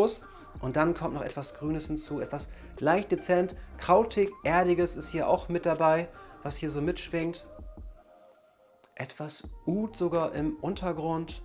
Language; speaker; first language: German; native; German